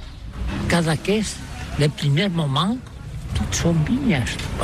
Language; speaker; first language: French; non-native, learner; Catalan